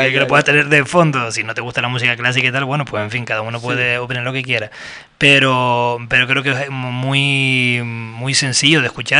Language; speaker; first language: Spanish; native; Spanish